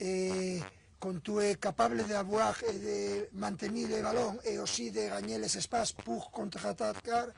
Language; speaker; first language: French; non-native, fluent; Spanish